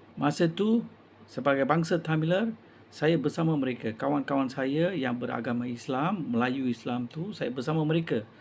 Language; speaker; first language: Malay; non-native, local second language; Tamil